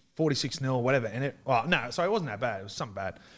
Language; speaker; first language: English; native; English